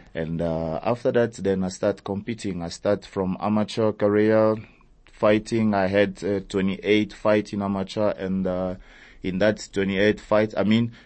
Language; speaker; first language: English; early bilingual, other home language; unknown